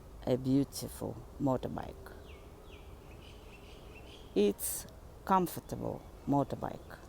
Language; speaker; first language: English; non-native, fluent; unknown